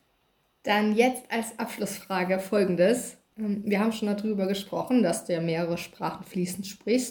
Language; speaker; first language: German; native; German